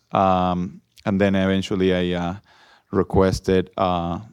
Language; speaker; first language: English; non-native, fluent; Spanish